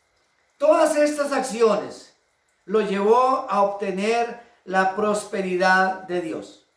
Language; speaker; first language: Spanish; native; Spanish